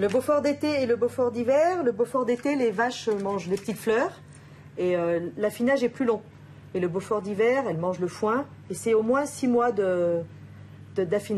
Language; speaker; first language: French; native; French